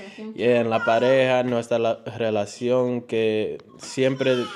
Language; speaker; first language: Spanish; early bilingual, heritage; Spanish